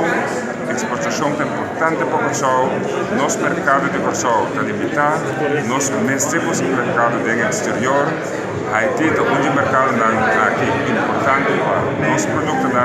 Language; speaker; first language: Portuguese; non-native, learner; Papiamento